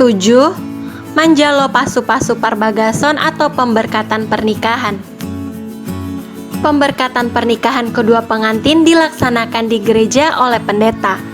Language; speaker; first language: Indonesian; native; Indonesian